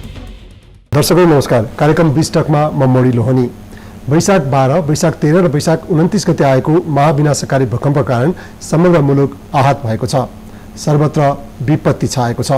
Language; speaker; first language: Nepali; native; Nepali